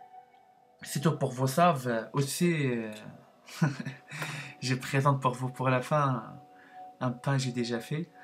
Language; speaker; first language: French; non-native, learner; Arabic